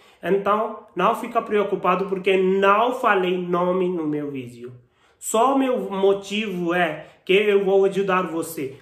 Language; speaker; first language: Portuguese; non-native, learner; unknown